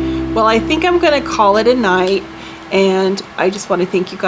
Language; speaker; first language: English; native; English